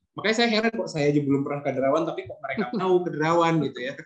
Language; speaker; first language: Indonesian; native; Indonesian